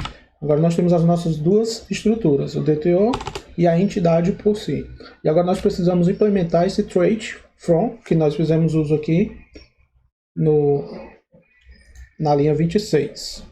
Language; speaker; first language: Portuguese; native; Portuguese